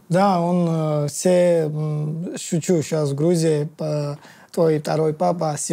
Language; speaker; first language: Russian; non-native, learner; Georgian